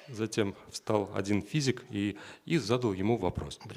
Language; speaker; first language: Russian; native; Russian